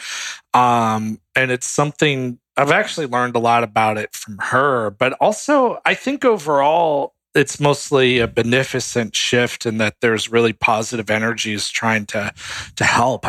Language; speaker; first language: English; native; English